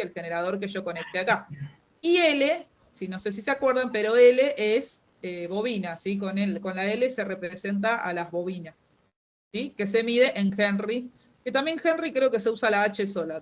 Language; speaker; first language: Spanish; native; Spanish